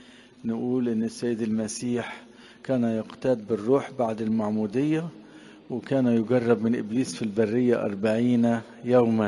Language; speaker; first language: Arabic; native; Arabic